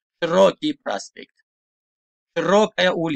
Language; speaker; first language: Russian; non-native, fluent; Turkish